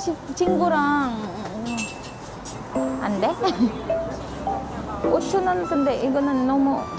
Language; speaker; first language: Korean; non-native, learner; Filipino